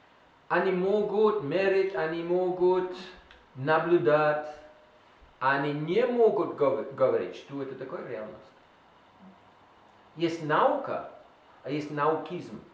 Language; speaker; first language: Russian; non-native, learner; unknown